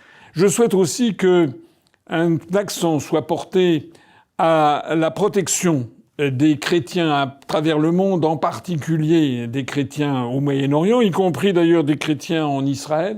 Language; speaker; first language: French; native; French